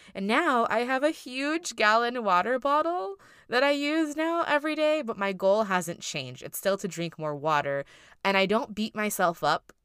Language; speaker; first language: English; native; English